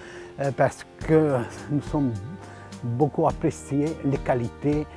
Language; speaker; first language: French; non-native, fluent; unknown